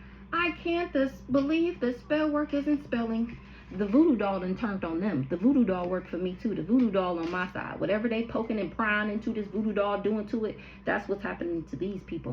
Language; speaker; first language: English; native; English